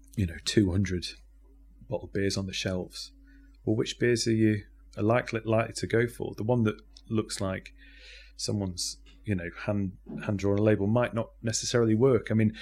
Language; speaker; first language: English; native; English